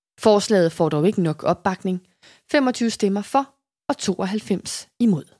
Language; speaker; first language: Danish; native; Danish